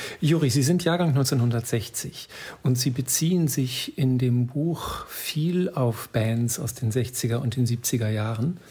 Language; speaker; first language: German; native; German